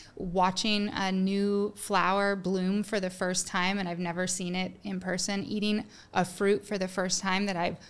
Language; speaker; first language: English; native; English